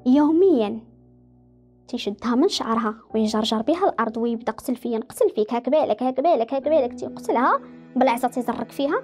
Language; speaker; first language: Arabic; native; Arabic